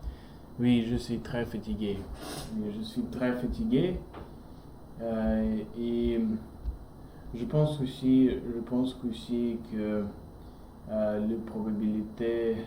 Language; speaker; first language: French; non-native, learner; English